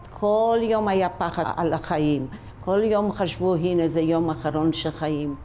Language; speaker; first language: Hebrew; early bilingual, other home language; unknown